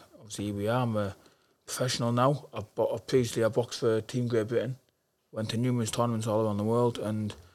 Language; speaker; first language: English; native; English